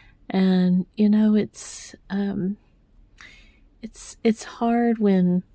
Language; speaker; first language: English; native; English